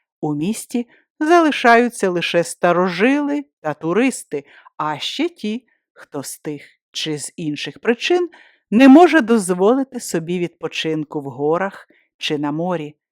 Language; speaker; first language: Ukrainian; native; Ukrainian